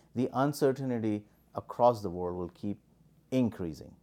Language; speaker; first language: English; non-native, local second language; Hindi